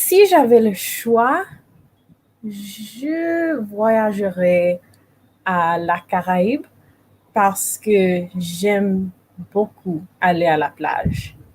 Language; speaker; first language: French; non-native, learner; English